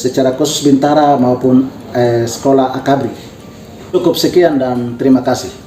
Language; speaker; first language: Indonesian; native; Indonesian